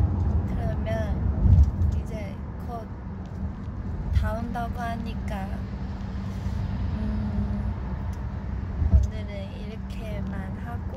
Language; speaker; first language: Korean; non-native, fluent; Chinese